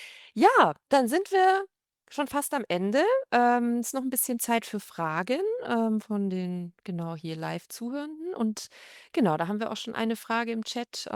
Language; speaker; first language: German; native; German